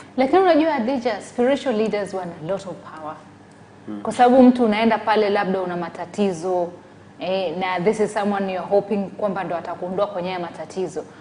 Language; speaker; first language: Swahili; native; Swahili